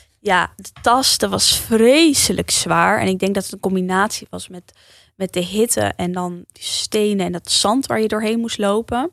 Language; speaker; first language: Dutch; early bilingual, heritage; Dutch